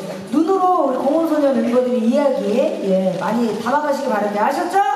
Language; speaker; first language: Korean; native; Korean